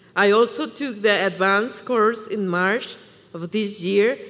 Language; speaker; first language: English; non-native, fluent; Spanish